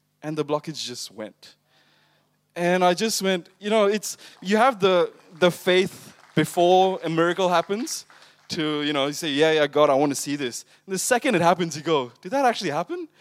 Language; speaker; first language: English; non-native, local second language; Tamil